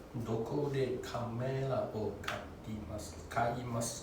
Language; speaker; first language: Japanese; non-native, learner; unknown